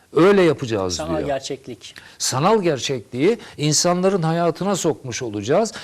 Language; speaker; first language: Turkish; native; Turkish